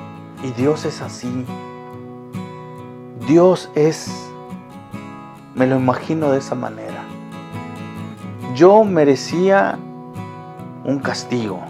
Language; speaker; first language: Spanish; native; Spanish